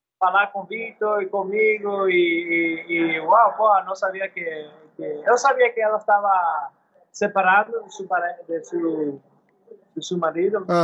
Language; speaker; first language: Portuguese; non-native, learner; English